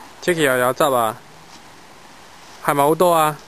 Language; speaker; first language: Cantonese; native; Cantonese